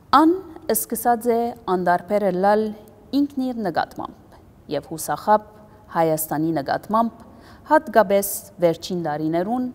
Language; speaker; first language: Armenian; early bilingual, heritage; Armenian